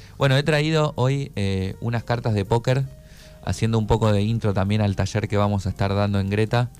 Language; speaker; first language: Spanish; native; Spanish